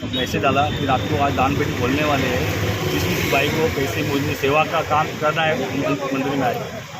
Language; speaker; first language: Hindi; non-native, local second language; Sindhi